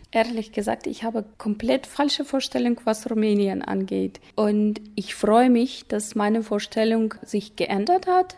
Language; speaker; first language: German; non-native, fluent; Russian